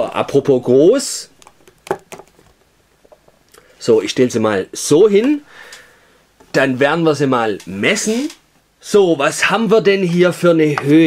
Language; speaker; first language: German; native; German